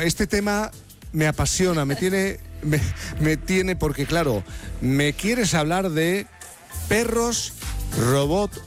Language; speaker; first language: Spanish; native; Spanish